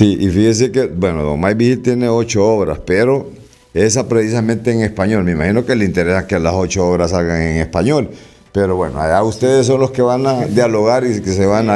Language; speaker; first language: Spanish; native; Spanish